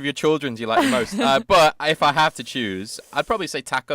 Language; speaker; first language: English; native; English